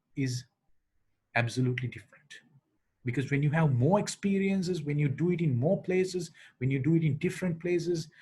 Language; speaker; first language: English; non-native, local second language; Sinhala